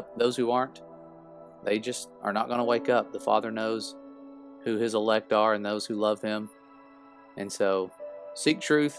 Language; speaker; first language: English; native; English